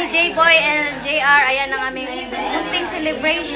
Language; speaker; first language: Filipino; non-native, local second language; Cebuano